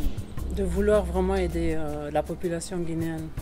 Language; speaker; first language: French; non-native, fluent; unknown